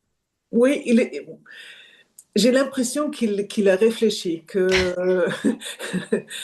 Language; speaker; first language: French; non-native, fluent; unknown